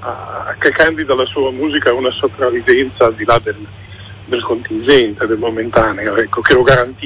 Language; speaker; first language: Italian; native; Italian